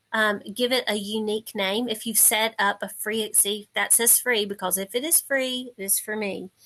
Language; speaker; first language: English; native; English